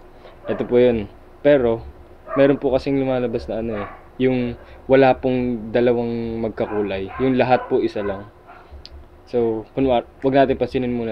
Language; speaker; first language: Filipino; native; Filipino